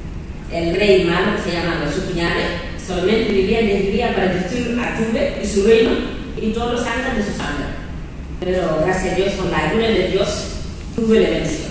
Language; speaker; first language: Spanish; non-native, learner; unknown